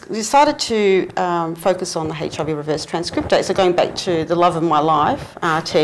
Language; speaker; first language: English; native; English